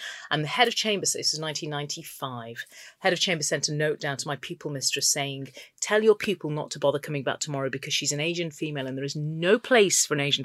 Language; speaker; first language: English; native; English